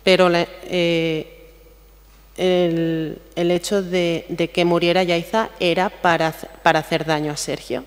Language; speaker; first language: Spanish; native; Spanish